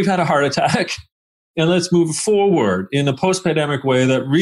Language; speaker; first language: English; native; English